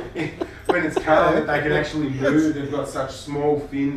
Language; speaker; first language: English; native; English